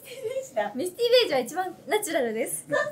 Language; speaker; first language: Japanese; native; Japanese